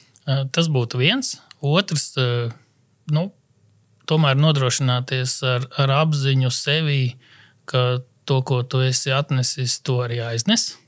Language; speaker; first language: Latvian; native; Latvian